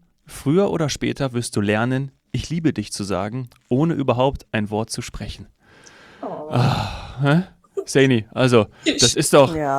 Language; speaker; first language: German; native; German